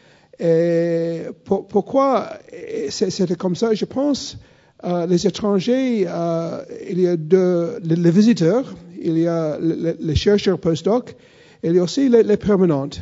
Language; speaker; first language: French; non-native, fluent; English